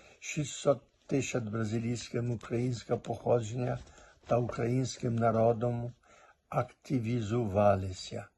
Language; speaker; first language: Ukrainian; early bilingual, heritage; Portuguese